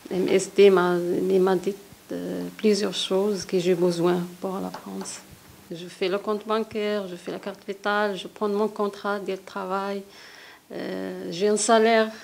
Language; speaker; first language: French; non-native, learner; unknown